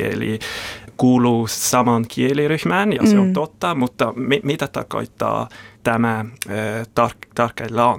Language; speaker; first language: Finnish; non-native, fluent; German